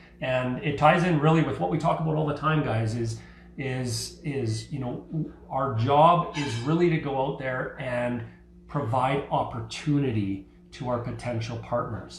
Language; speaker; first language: English; native; English